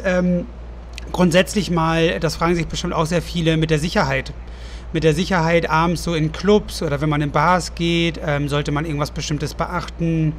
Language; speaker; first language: German; native; German